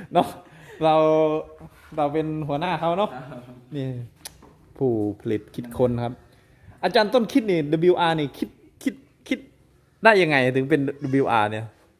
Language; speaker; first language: Thai; native; Thai